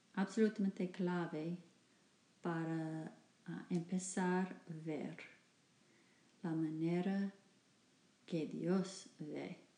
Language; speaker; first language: Spanish; non-native, fluent; English